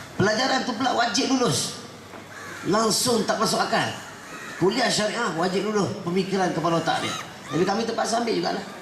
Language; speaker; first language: Malay; native; Malay